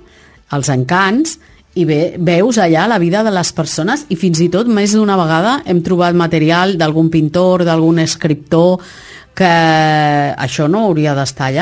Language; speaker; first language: Catalan; native; Catalan